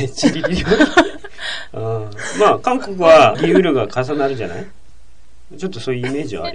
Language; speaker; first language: Japanese; native; Japanese